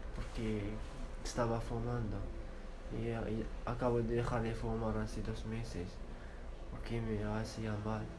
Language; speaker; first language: Spanish; non-native, learner; Arabic